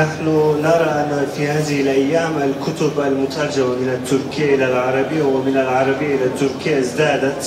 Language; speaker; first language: Arabic; non-native, fluent; Turkish